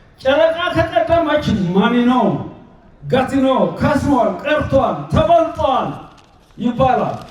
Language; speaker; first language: Amharic; non-native, local second language; Sidamo